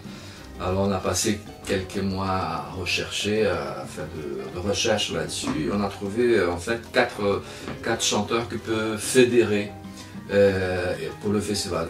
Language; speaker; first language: French; non-native, fluent; Spanish